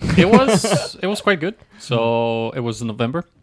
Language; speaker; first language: English; non-native, fluent; Croatian